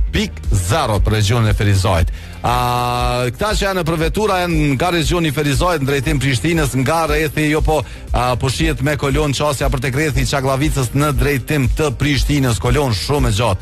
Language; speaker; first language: Albanian; native; Albanian